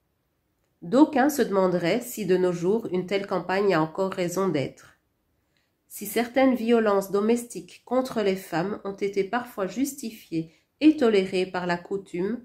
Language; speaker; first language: French; non-native, local second language; Rundi